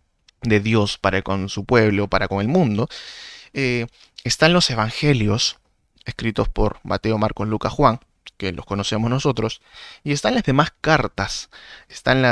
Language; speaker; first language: Spanish; native; Spanish